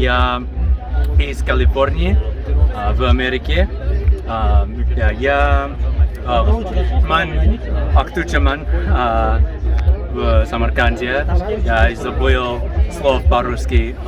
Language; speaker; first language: Russian; non-native, learner; English